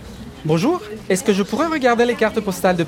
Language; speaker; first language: French; native; French